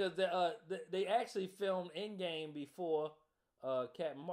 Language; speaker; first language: English; native; English